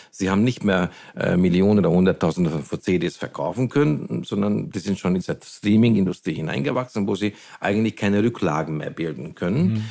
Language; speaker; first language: German; non-native, fluent; Hungarian